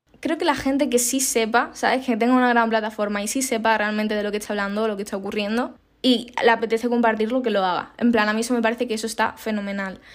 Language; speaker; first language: Spanish; native; Spanish